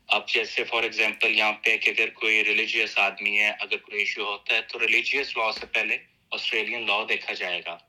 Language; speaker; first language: Urdu; native; Urdu